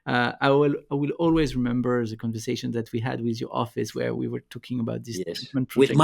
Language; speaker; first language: English; non-native, fluent; French